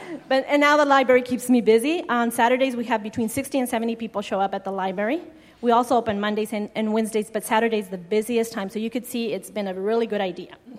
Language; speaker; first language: English; non-native, fluent; Spanish